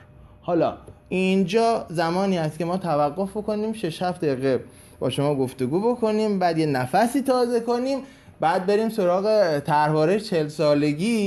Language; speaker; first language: Persian; native; Persian